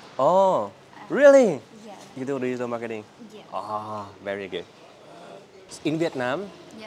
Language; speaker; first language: English; non-native, learner; Vietnamese